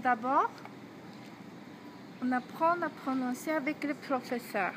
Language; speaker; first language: French; non-native, learner; Japanese